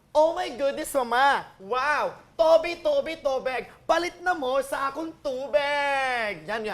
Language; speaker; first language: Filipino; non-native, local second language; Waray